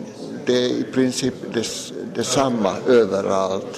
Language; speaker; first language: Swedish; non-native, local second language; Finnish